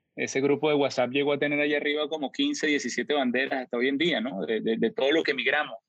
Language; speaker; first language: Spanish; native; Spanish